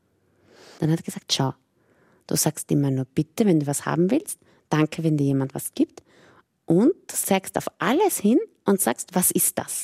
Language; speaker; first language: German; early bilingual, other home language; Persian